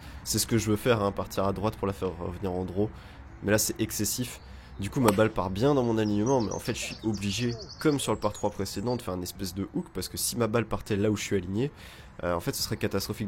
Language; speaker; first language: French; native; French